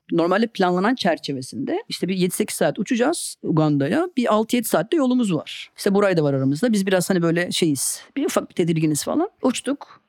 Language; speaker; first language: Turkish; native; Turkish